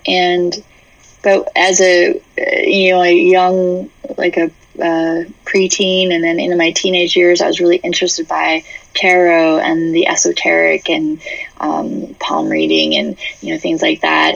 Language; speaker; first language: English; native; English